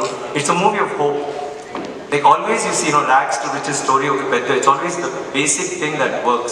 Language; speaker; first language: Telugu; non-native, fluent; Tamil